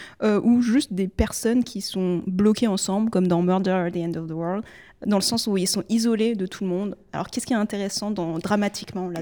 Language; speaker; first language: French; native; French